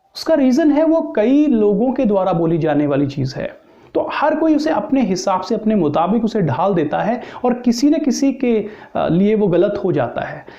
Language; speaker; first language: Hindi; native; Hindi